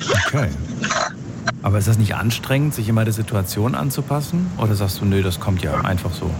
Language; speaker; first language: German; native; German